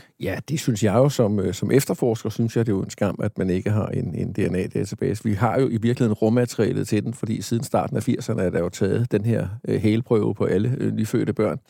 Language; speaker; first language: Danish; native; Danish